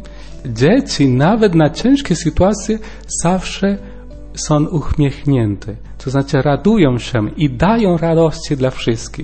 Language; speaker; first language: Polish; non-native, learner; Spanish